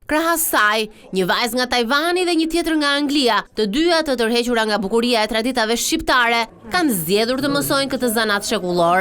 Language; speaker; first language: Albanian; native; Albanian